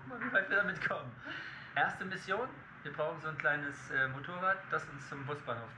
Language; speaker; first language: German; native; German